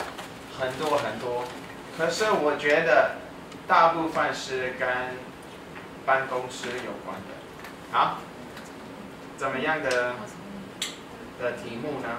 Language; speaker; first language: Chinese; non-native, fluent; English